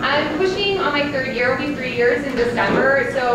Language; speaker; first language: English; native; English